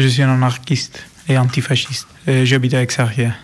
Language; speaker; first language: French; non-native, learner; Greek